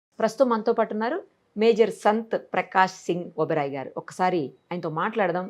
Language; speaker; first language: Telugu; native; Telugu